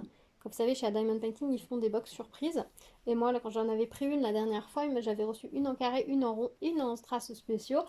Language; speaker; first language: French; native; French